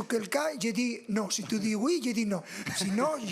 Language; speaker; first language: French; non-native, fluent; Spanish